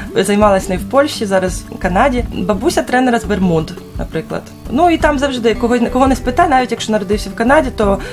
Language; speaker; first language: Ukrainian; native; Ukrainian